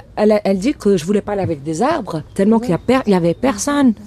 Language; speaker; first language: French; non-native, local second language; Arabic